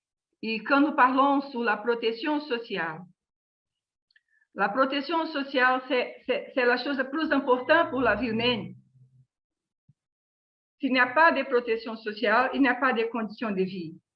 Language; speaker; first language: French; non-native, learner; Portuguese